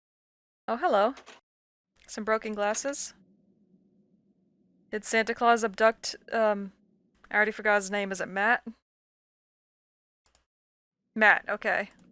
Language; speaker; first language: English; native; English